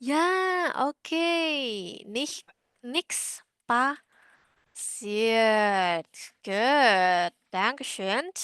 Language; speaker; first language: German; non-native, learner; Indonesian